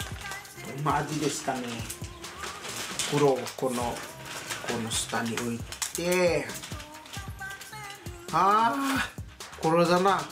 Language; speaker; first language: Japanese; non-native, learner; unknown